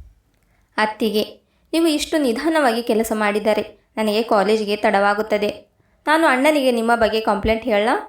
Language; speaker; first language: Kannada; native; Kannada